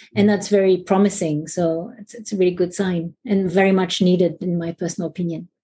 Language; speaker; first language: English; non-native, fluent; French